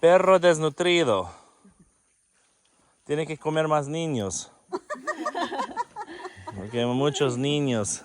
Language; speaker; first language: Spanish; non-native, learner; English